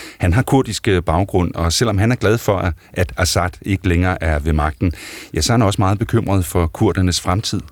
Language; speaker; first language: Danish; native; Danish